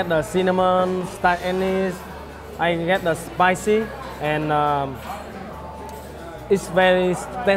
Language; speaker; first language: English; non-native, learner; Vietnamese